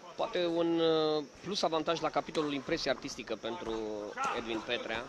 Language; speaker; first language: Romanian; native; Romanian